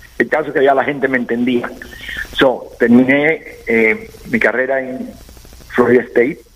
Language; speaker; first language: Spanish; native; Spanish